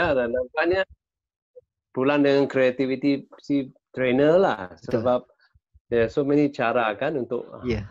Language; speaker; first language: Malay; non-native, local second language; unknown